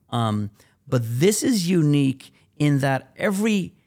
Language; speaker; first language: English; native; English